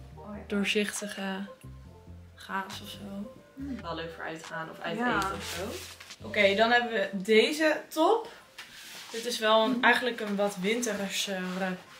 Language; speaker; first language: Dutch; native; Dutch